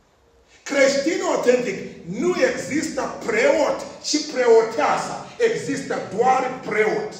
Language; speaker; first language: Romanian; non-native, fluent; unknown